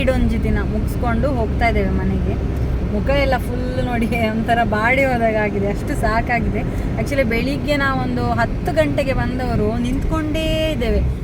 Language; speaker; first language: Kannada; non-native, local second language; Tulu